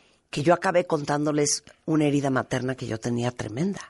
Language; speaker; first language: Spanish; native; Spanish